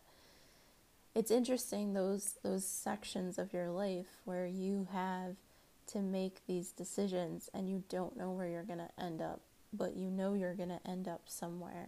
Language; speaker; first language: English; native; English